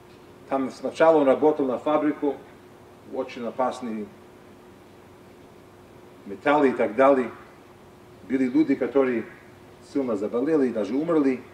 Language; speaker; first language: Russian; non-native, fluent; English